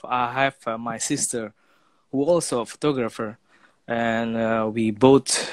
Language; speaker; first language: English; non-native, fluent; Indonesian